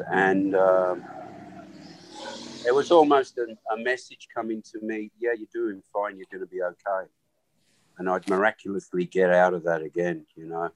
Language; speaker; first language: English; non-native, local second language; Swahili